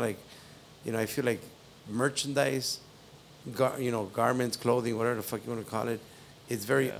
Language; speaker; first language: English; early bilingual, other home language; Spanish